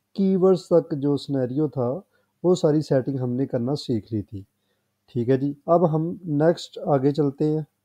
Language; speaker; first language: Urdu; non-native, local second language; Punjabi